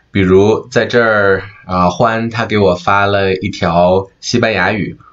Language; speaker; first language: Chinese; native; Chinese